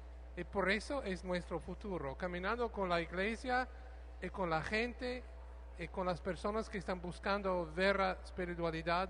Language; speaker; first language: Spanish; non-native, learner; English